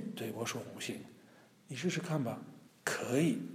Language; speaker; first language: Chinese; non-native, fluent; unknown